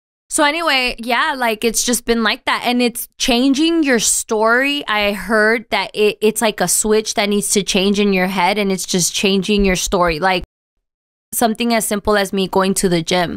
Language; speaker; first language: English; early bilingual, other home language; Spanish